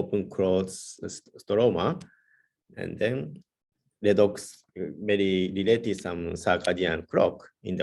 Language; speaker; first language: English; non-native, learner; Japanese